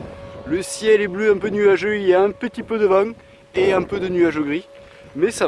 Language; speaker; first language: French; native; French